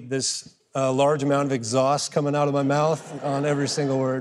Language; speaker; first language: English; non-native, fluent; German